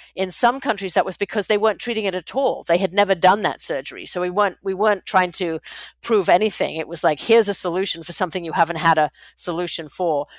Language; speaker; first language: English; native; English